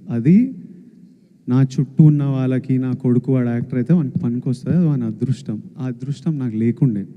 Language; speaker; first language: Telugu; native; Telugu